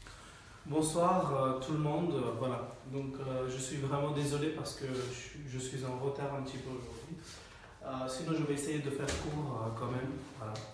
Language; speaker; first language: French; non-native, fluent; Bangla